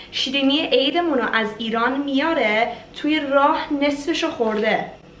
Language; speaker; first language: Persian; early bilingual, heritage; Persian